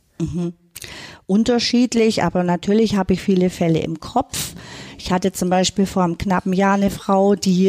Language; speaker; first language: German; native; German